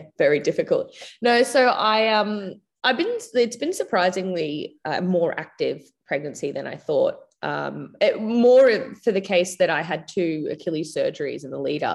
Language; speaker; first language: English; native; English